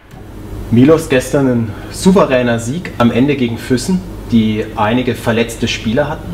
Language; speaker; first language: German; native; German